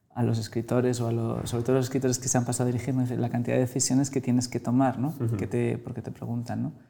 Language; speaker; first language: Spanish; native; Spanish